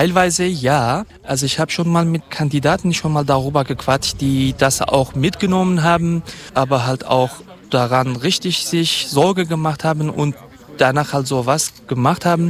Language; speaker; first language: German; non-native, fluent; Kurdish